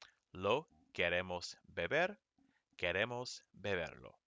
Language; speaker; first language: Spanish; non-native, fluent; English